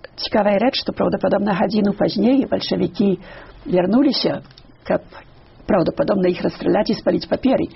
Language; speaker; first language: Belarusian; early bilingual, heritage; Belarusian